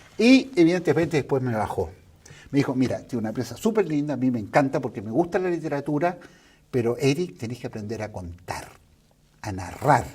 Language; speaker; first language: Spanish; native; Spanish